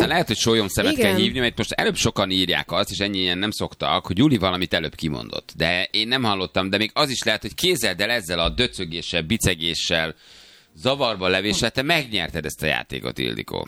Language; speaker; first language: Hungarian; native; Hungarian